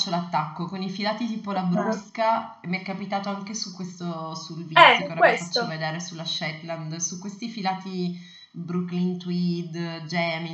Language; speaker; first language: Italian; native; Italian